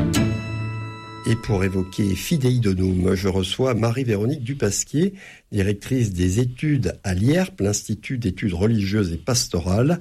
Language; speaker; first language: French; native; French